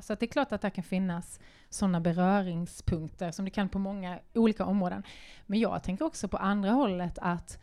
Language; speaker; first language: Swedish; native; Swedish